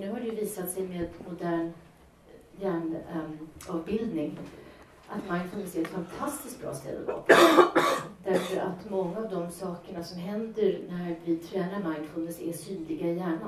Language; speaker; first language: Swedish; native; Swedish